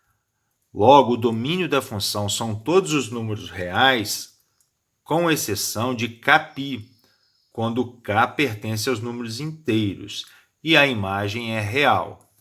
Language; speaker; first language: Portuguese; native; Portuguese